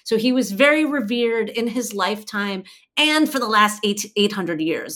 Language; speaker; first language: English; early bilingual, other home language; Persian